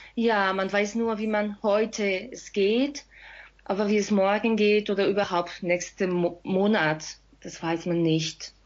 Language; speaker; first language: German; non-native, fluent; Spanish